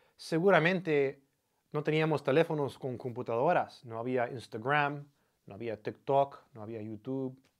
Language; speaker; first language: Spanish; non-native, fluent; English